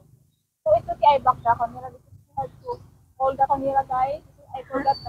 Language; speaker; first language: English; non-native, learner; Cebuano